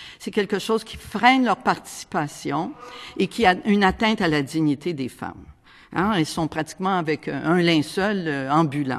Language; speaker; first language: French; native; French